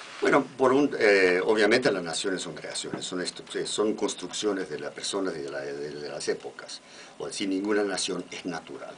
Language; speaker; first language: Spanish; non-native, fluent; English